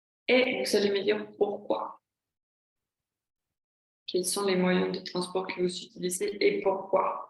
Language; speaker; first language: French; non-native, fluent; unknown